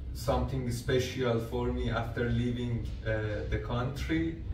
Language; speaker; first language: English; non-native, fluent; Persian